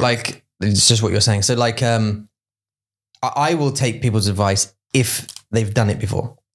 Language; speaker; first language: English; native; English